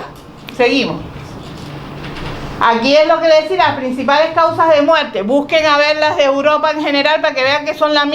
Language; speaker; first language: Spanish; native; Spanish